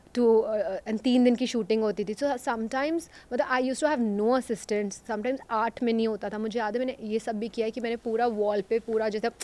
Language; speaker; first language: Hindi; native; Hindi